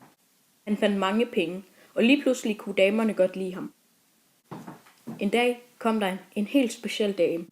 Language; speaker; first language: Danish; native; Danish